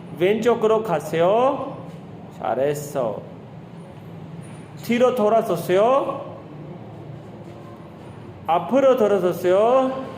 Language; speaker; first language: Korean; non-native, fluent; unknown